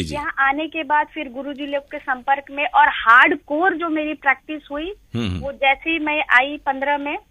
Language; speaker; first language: Hindi; native; Hindi